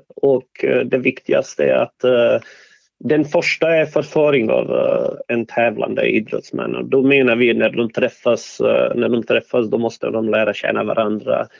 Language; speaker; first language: Swedish; non-native, fluent; Bosnian